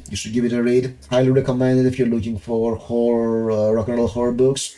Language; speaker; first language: English; non-native, fluent; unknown